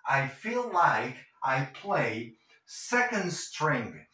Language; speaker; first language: English; non-native, fluent; Spanish